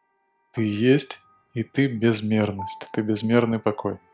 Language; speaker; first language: Russian; native; Russian